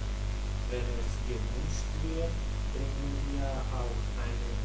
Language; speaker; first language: German; non-native, learner; Serbian